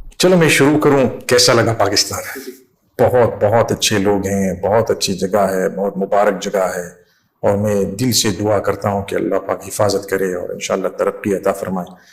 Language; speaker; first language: Urdu; non-native, fluent; English